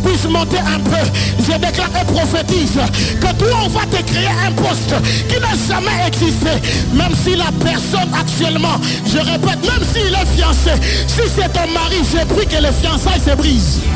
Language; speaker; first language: French; non-native, local second language; Lingala